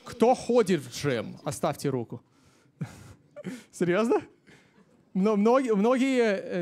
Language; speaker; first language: Russian; early bilingual, heritage; Russian